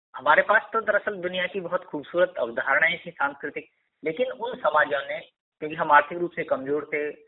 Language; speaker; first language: Hindi; native; Hindi